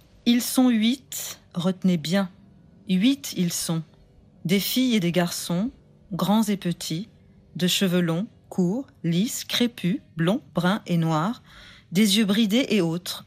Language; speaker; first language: French; native; French